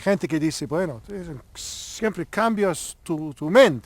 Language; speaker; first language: Spanish; non-native, learner; English